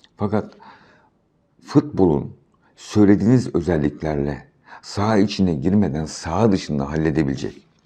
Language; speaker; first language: Turkish; native; Turkish